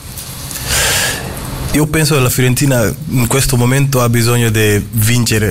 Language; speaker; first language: Italian; non-native, fluent; Portuguese